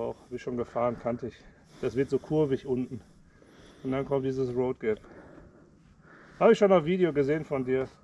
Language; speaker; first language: German; native; German